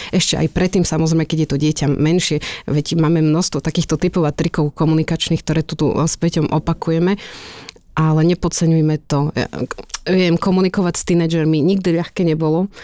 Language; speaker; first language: Slovak; native; Slovak